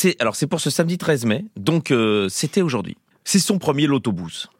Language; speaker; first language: French; native; French